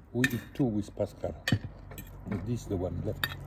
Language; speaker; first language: English; non-native, learner; French